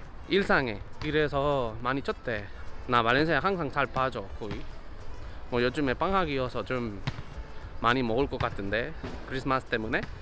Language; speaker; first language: Korean; non-native, learner; Spanish